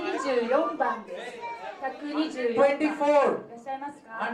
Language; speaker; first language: Japanese; native; Japanese